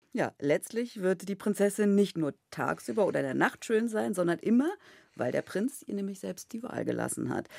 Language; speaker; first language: German; native; German